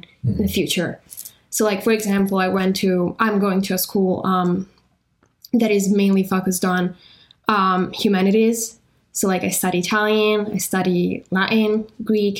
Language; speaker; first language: English; non-native, fluent; Italian